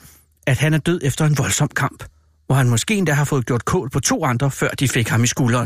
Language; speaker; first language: Danish; native; Danish